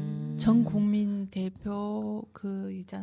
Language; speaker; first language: Korean; non-native, learner; Chinese